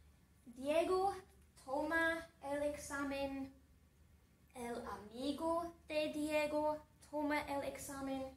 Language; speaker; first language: Spanish; non-native, fluent; English